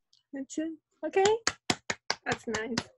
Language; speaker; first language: English; non-native, fluent; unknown